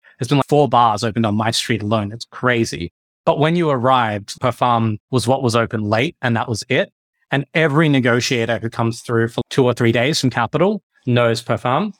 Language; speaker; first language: English; native; English